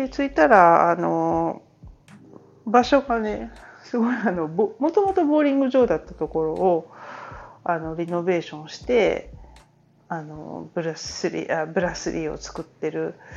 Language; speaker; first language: Japanese; native; Japanese